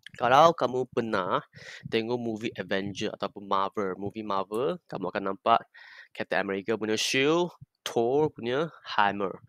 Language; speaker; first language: Malay; non-native, local second language; Chinese